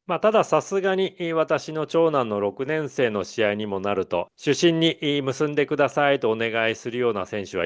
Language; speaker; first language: Japanese; native; Japanese